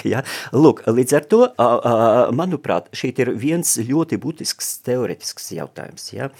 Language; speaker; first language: Latvian; non-native, local second language; Russian